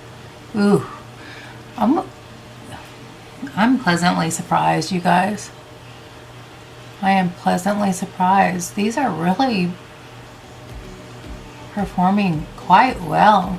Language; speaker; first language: English; native; English